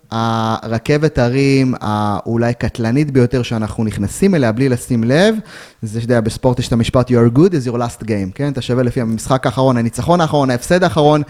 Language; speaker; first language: Hebrew; native; Hebrew